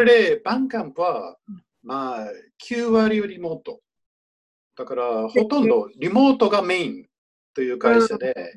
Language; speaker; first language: Japanese; non-native, fluent; English